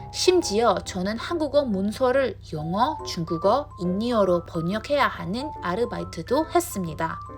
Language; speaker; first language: Korean; non-native, learner; Indonesian